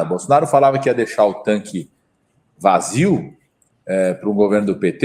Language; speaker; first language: Portuguese; native; Portuguese